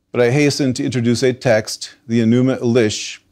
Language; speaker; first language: English; native; English